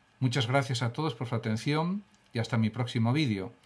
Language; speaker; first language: Spanish; native; Spanish